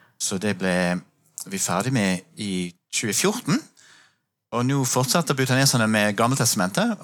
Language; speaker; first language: Norwegian; non-native, fluent; English